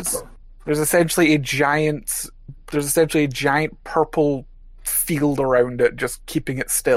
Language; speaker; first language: English; native; English